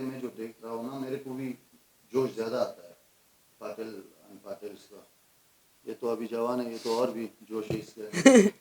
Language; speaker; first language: Hindi; non-native, fluent; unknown